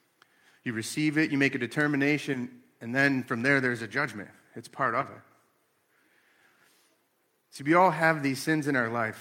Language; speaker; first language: English; native; English